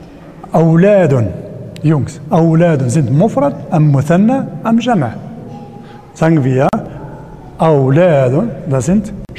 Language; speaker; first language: German; non-native, learner; Arabic